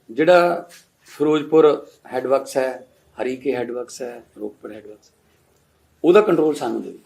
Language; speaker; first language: Hindi; non-native, local second language; Punjabi